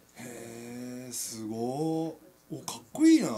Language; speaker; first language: Japanese; native; Japanese